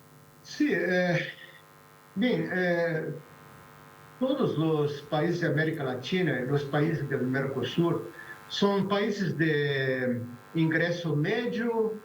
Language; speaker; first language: Spanish; non-native, fluent; Portuguese